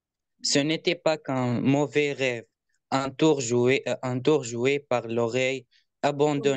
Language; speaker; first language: French; non-native, learner; Arabic